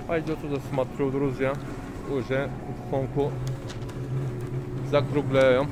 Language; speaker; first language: Russian; non-native, learner; Turkish